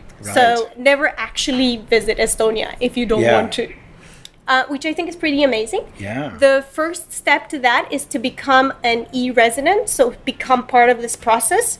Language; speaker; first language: English; non-native, fluent; Romanian